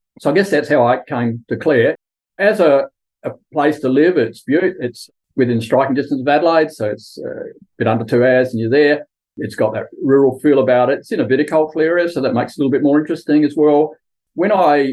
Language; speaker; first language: English; native; English